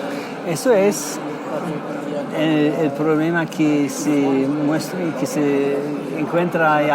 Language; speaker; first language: Spanish; non-native, fluent; German